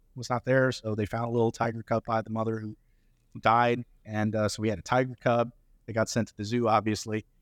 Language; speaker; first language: English; early bilingual, other home language; Hindi